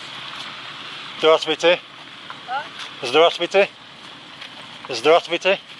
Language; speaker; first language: Russian; non-native, learner; English